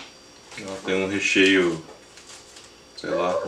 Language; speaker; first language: Portuguese; native; Portuguese